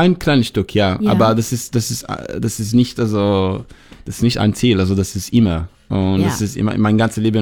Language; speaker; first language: German; non-native, learner; Hebrew